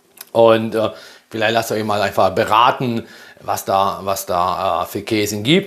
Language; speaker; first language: German; early bilingual, other home language; Polish